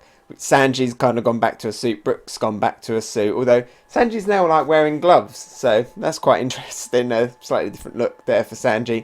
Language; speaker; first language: English; native; English